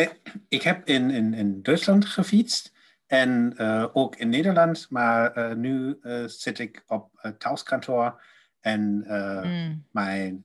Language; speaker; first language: Dutch; non-native, learner; German